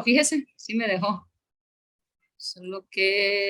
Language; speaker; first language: Spanish; native; Spanish